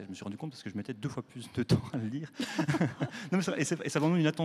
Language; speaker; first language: French; native; French